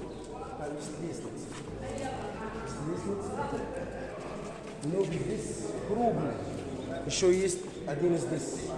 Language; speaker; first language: Russian; non-native, learner; Arabic